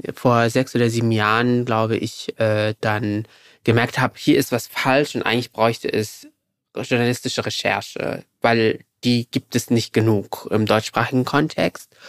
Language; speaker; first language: German; early bilingual, other home language; Arabic